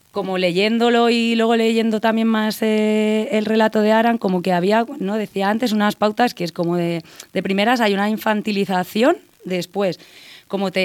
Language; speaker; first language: Spanish; native; Spanish